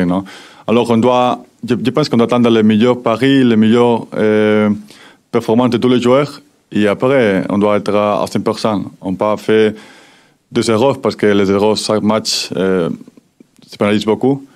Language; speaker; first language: French; non-native, fluent; Spanish